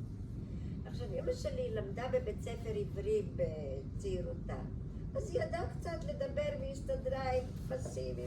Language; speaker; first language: Hebrew; early bilingual, other home language; Bulgarian